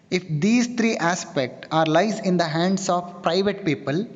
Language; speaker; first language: English; non-native, local second language; Kannada